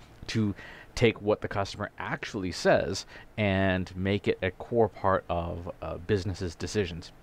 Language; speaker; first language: English; native; English